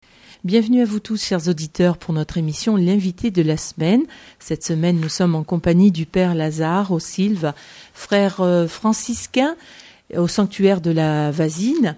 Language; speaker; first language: French; native; French